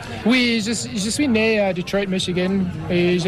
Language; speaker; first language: French; non-native, fluent; English